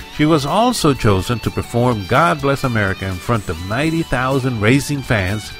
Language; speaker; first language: English; native; English